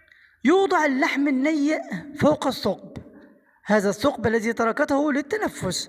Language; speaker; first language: Arabic; native; Arabic